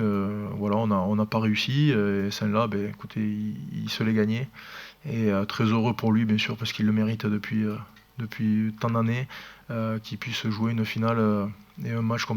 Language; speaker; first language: French; native; French